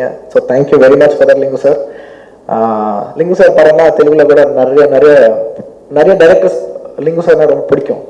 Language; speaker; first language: Tamil; non-native, local second language; Telugu